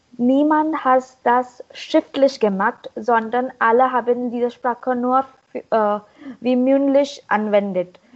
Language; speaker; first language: German; non-native, learner; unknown